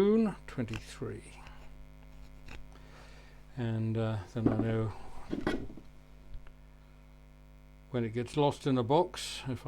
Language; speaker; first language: English; native; English